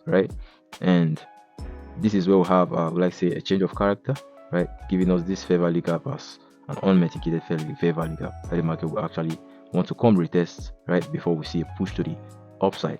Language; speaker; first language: English; native; English